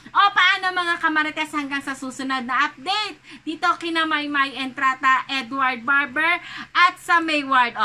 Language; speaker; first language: Filipino; native; Filipino